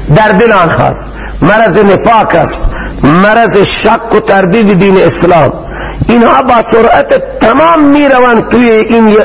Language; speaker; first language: Persian; native; Persian